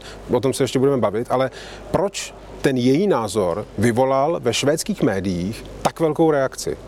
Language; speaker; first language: Czech; native; Czech